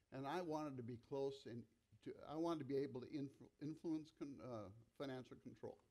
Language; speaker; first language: English; native; English